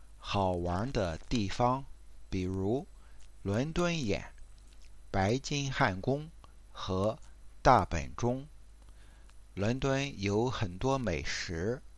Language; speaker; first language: Chinese; non-native, learner; English